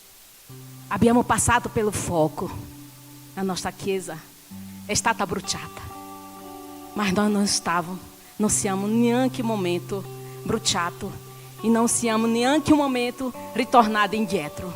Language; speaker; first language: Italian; non-native, learner; Portuguese